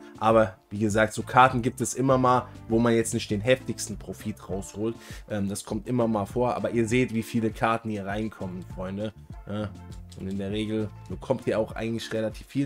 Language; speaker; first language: German; native; German